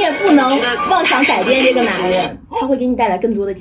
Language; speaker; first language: Chinese; native; Chinese